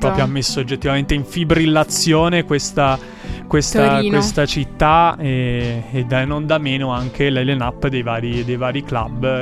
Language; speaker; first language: Italian; native; Italian